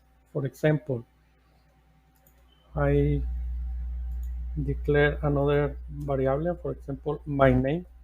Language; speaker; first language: English; non-native, learner; Spanish